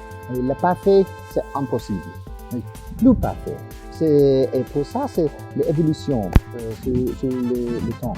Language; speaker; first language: French; non-native, fluent; English